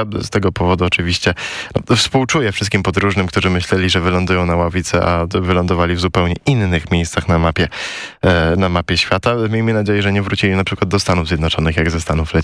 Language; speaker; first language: Polish; native; Polish